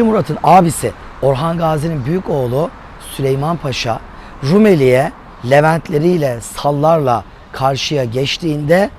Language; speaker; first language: Turkish; native; Turkish